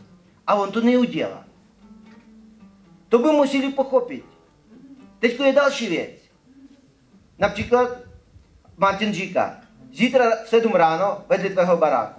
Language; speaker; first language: Czech; non-native, fluent; Ukrainian